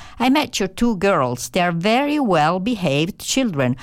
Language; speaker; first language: English; non-native, fluent; Italian